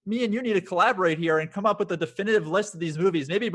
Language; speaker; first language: English; native; English